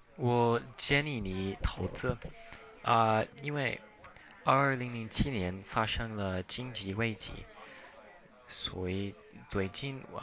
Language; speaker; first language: Chinese; non-native, fluent; English